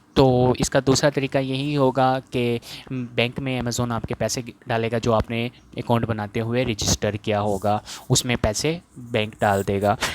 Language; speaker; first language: Urdu; non-native, local second language; Punjabi